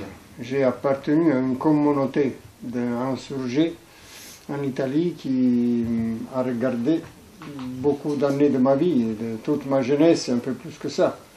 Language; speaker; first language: French; non-native, fluent; Italian